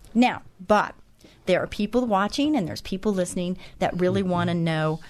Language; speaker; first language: English; native; English